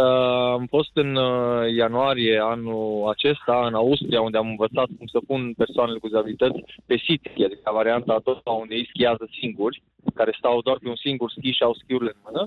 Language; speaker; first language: Romanian; native; Romanian